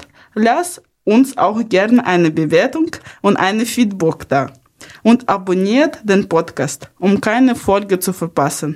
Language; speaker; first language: German; non-native, fluent; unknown